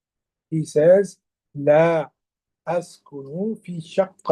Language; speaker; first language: Arabic; non-native, fluent; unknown